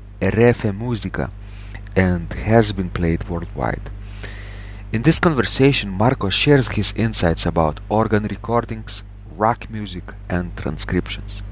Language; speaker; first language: English; non-native, fluent; Lithuanian